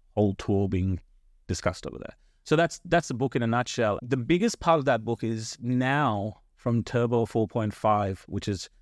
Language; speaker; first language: English; non-native, local second language; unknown